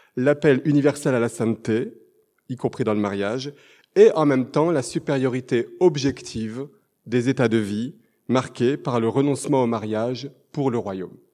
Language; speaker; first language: French; native; French